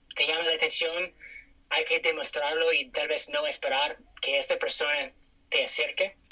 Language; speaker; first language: Spanish; non-native, fluent; English